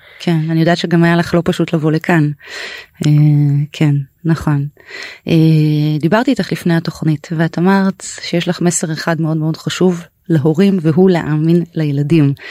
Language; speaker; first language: Hebrew; native; Hebrew